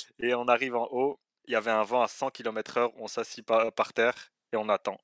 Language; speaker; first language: French; early bilingual, other home language; Arabic